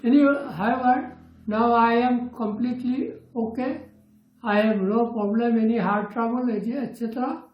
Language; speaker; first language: English; non-native, local second language; Assamese